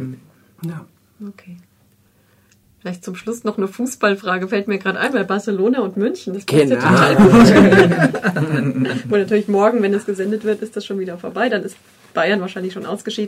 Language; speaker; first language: German; native; German